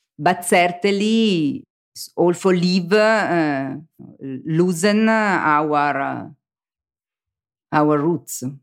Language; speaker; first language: English; non-native, learner; Italian